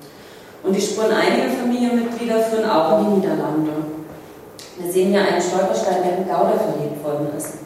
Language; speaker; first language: German; native; German